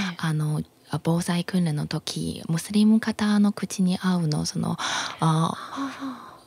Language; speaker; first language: Japanese; non-native, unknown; Chinese